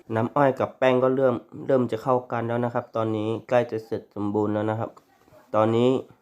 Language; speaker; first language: Thai; non-native, local second language; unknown